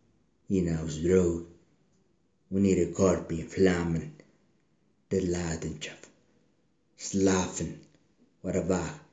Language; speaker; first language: German; non-native, learner; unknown